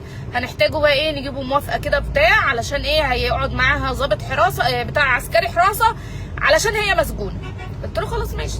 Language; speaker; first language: Arabic; native; Arabic